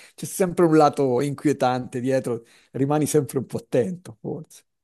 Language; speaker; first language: Italian; native; Italian